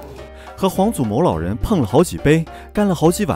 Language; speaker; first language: Chinese; native; Chinese